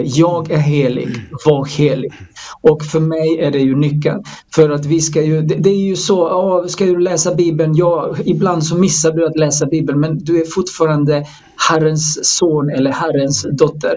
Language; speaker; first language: Swedish; non-native, fluent; Croatian